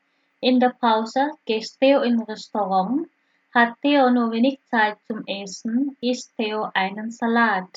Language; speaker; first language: German; non-native, fluent; Indonesian